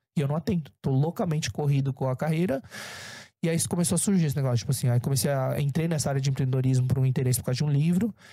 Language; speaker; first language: Portuguese; early bilingual, other home language; Korean